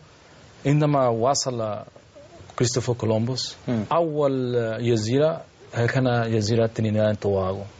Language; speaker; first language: Arabic; non-native, learner; Spanish